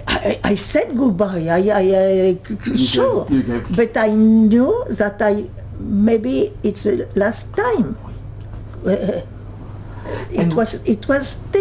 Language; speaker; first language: English; non-native, learner; French